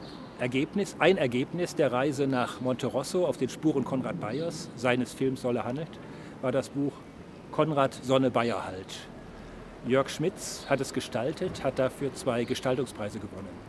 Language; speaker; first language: German; native; German